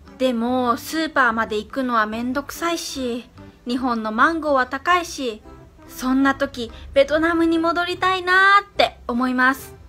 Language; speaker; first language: Japanese; native; Japanese